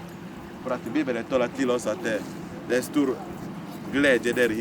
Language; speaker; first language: Swedish; non-native, fluent; Lingala